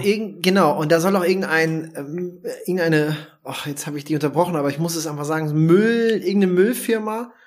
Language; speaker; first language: German; native; German